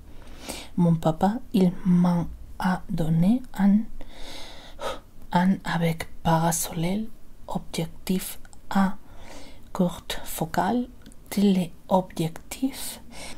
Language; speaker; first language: French; non-native, learner; Spanish